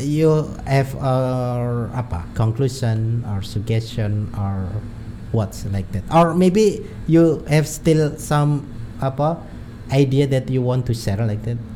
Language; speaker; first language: English; non-native, learner; Indonesian